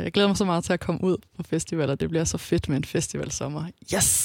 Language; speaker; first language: Danish; native; Danish